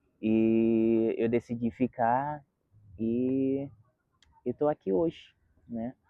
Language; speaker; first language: Portuguese; non-native, fluent; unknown